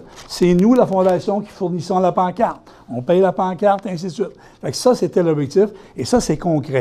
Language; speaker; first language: French; native; French